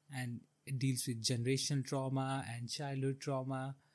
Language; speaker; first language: English; non-native, local second language; Hindi